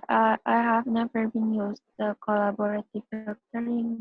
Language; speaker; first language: English; non-native, learner; Indonesian